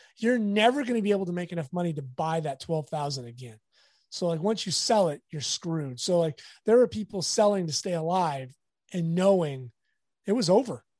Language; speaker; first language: English; native; English